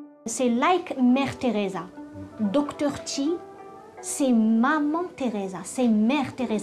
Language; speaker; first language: French; non-native, local second language; Arabic